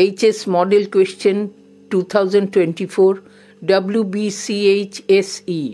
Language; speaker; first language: English; non-native, local second language; Bangla